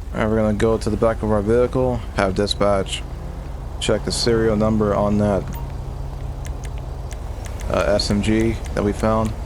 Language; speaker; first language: English; native; English